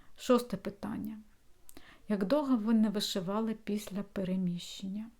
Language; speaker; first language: Ukrainian; non-native, local second language; Russian